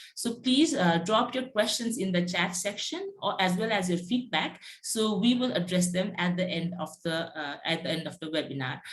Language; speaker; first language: English; non-native, local second language; Nepali